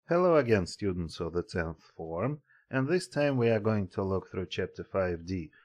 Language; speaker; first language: English; non-native, fluent; Russian